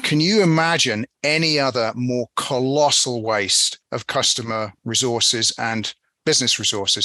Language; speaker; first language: English; native; English